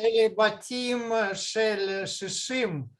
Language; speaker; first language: Hebrew; non-native, learner; Russian